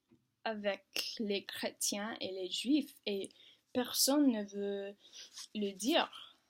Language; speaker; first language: French; non-native, learner; English